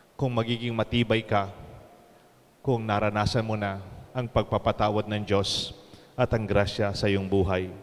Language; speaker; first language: Filipino; non-native, local second language; Pampanga